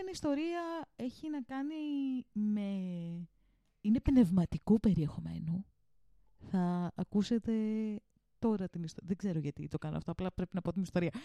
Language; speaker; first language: Greek; early bilingual, heritage; Greek